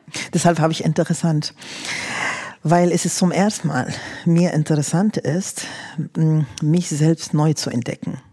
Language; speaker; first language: German; non-native, fluent; Arabic